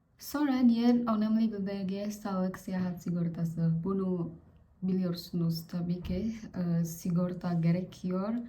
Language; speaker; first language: Turkish; non-native, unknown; Vietnamese